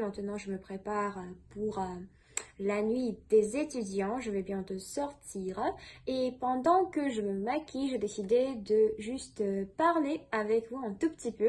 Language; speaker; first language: French; non-native, fluent; Russian